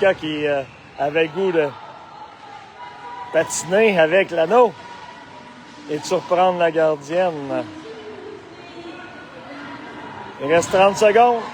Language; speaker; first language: French; native; French